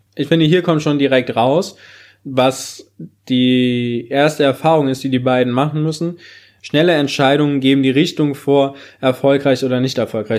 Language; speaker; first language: German; native; German